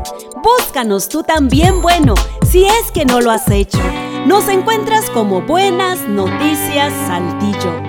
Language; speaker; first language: Spanish; native; Spanish